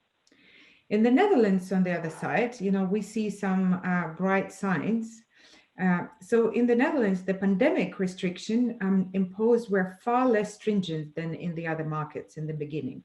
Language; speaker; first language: English; non-native, fluent; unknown